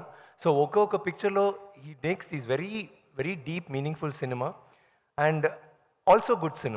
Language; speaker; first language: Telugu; non-native, learner; Tamil